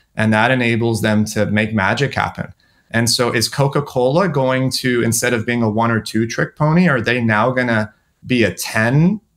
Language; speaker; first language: English; native; English